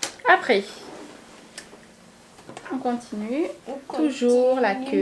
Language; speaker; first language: French; native; French